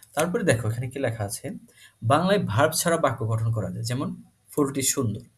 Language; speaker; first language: Bangla; native; Bangla